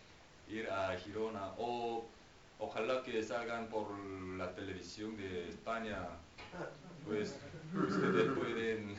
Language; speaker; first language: Spanish; non-native, fluent; Korean